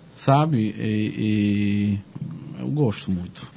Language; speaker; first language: Portuguese; non-native, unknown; Georgian